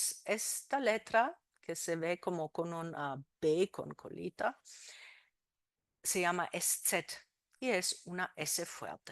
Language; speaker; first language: Spanish; non-native, fluent; German